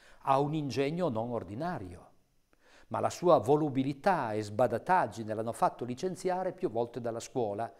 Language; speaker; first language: Italian; native; Italian